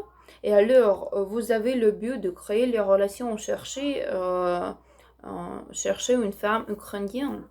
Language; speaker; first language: French; non-native, learner; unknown